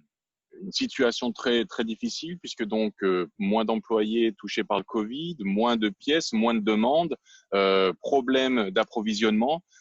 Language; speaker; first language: French; native; French